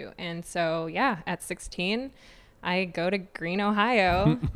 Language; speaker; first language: English; native; English